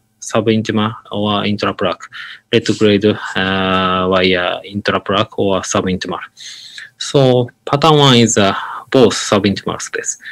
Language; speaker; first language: English; non-native, learner; Japanese